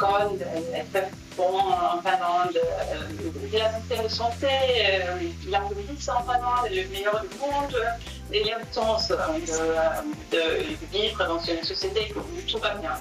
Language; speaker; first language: French; non-native, fluent; Swedish